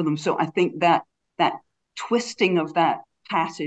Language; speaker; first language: English; native; English